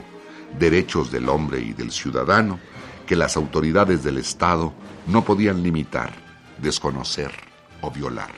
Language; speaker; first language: Spanish; native; Spanish